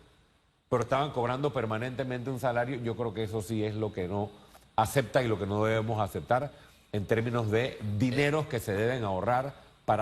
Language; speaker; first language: Spanish; native; Spanish